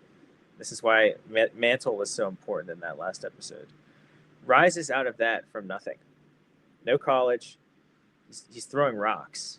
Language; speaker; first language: English; native; English